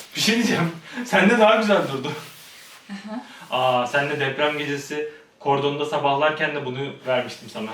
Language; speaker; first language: Turkish; native; Turkish